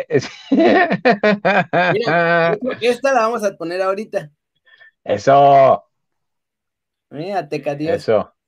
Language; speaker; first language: Spanish; native; Spanish